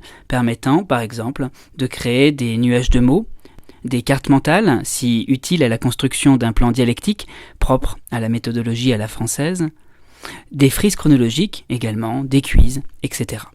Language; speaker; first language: French; native; French